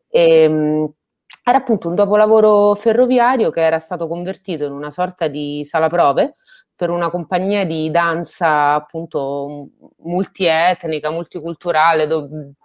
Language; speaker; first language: Italian; native; Italian